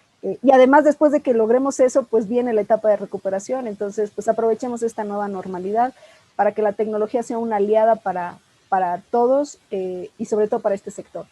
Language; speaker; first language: Spanish; native; Spanish